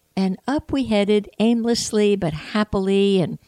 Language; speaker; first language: English; native; English